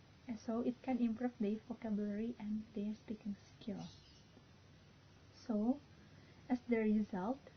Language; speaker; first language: English; non-native, learner; Indonesian